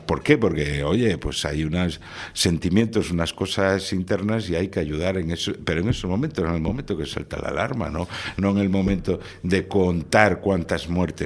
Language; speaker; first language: Spanish; native; Spanish